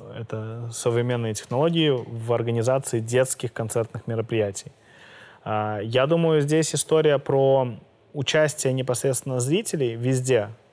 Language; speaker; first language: Russian; native; Russian